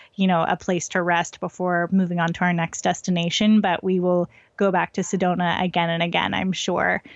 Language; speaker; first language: English; native; English